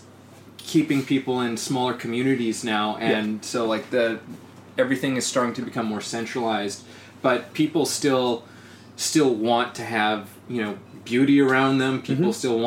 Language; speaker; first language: English; native; English